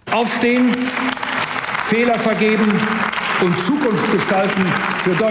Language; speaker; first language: German; native; German